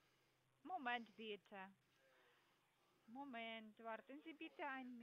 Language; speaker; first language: German; non-native, learner; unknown